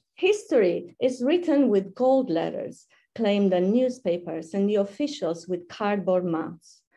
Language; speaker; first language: English; non-native, fluent; Romanian